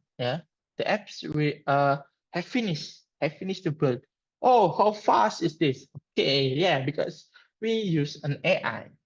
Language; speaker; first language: English; non-native, learner; Indonesian